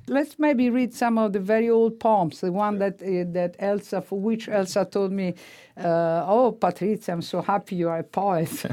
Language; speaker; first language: English; non-native, fluent; Italian